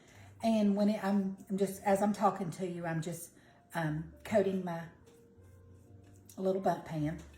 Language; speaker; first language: English; native; English